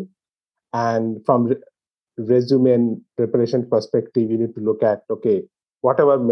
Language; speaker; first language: English; non-native, local second language; Bangla